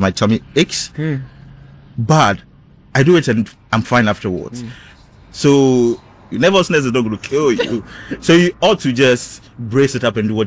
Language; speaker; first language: English; non-native, local second language; Ewe